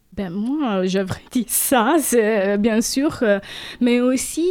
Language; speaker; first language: French; non-native, fluent; Italian